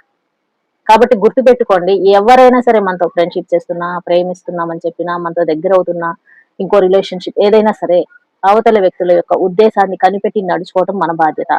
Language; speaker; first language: Telugu; native; Telugu